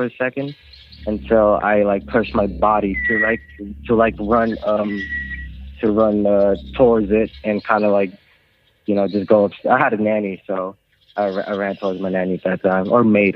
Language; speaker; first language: English; non-native, local second language; Filipino